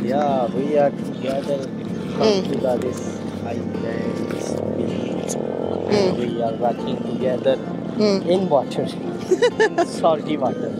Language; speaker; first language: English; non-native, learner; Urdu